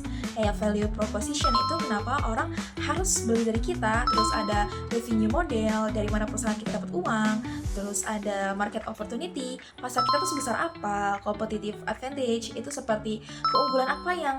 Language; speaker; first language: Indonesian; native; Indonesian